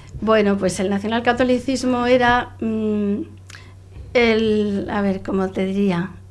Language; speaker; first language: Spanish; non-native, local second language; Catalan